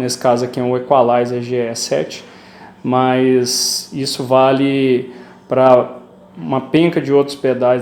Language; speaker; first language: Portuguese; native; Portuguese